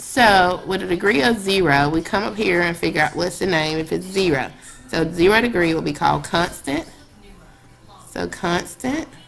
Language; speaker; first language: English; native; English